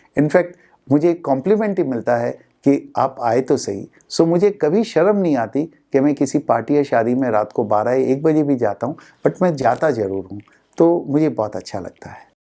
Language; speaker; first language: Hindi; native; Hindi